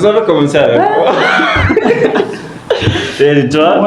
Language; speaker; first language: French; non-native, learner; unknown